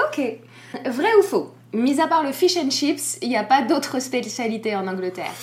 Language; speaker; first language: French; native; French